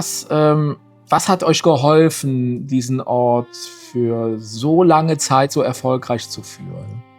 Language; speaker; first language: German; native; German